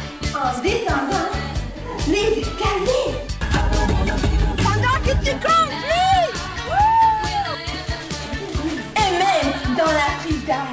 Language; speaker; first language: French; non-native, local second language; English